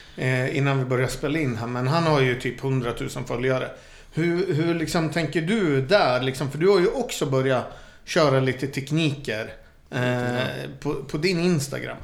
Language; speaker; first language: Swedish; native; Swedish